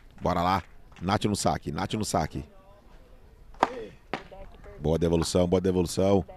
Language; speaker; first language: Portuguese; native; Portuguese